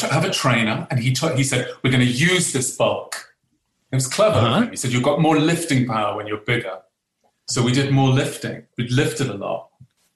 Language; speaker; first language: English; native; English